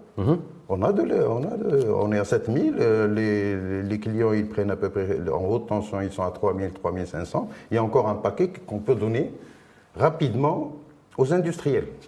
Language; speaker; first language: French; non-native, local second language; Arabic